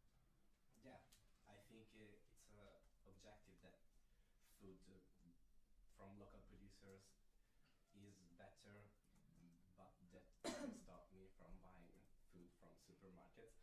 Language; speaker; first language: English; non-native, fluent; Italian